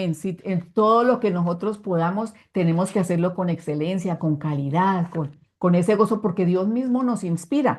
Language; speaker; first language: Spanish; native; Spanish